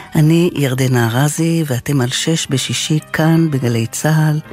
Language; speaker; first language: Hebrew; native; Hebrew